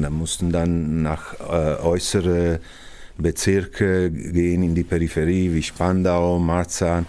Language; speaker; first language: German; non-native, fluent; Italian